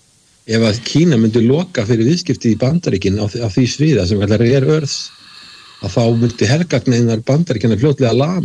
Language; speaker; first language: Icelandic; native; Icelandic